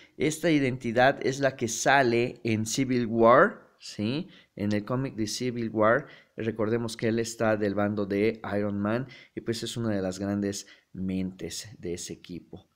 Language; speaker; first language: Spanish; native; Spanish